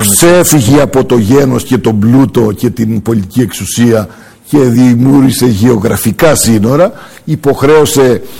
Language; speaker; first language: Greek; early bilingual, heritage; Greek